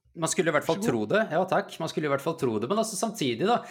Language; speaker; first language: Norwegian; native; Norwegian